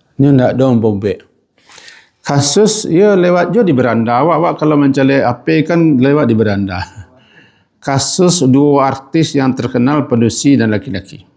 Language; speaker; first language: Malay; non-native, local second language; Minangkabau